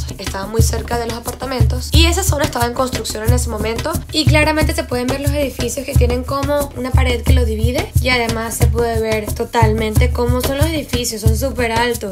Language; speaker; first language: Spanish; native; Spanish